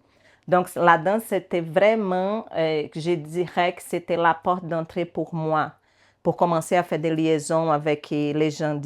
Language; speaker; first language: French; non-native, learner; Portuguese